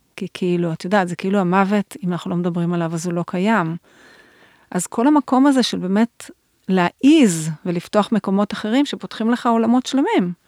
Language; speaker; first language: Hebrew; native; Hebrew